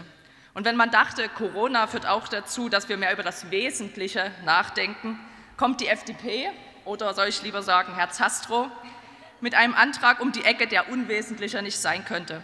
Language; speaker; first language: German; native; German